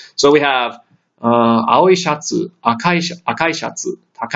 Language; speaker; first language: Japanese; non-native, fluent; English